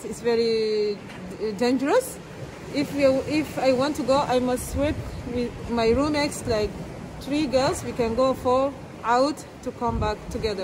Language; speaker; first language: English; non-native, fluent; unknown